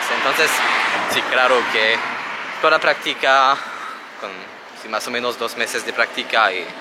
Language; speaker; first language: Spanish; non-native, learner; French